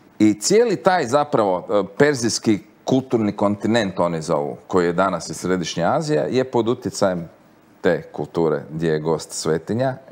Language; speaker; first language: Croatian; native; Croatian